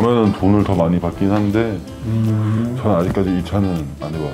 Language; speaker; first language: Korean; native; Korean